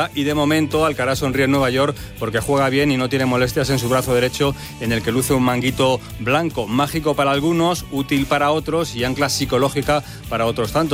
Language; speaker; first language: Spanish; native; Spanish